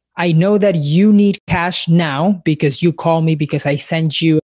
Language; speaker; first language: English; early bilingual, other home language; Spanish